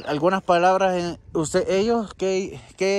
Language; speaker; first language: Spanish; native; Spanish